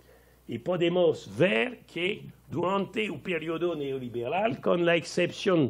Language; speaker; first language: Portuguese; non-native, learner; French